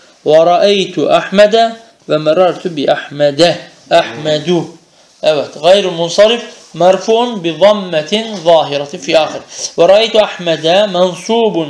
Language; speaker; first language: Arabic; non-native, fluent; Turkish